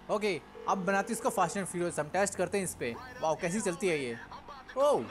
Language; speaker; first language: Hindi; native; Hindi